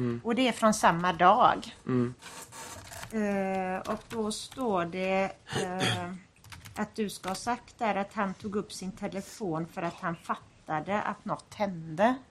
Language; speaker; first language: Swedish; native; Swedish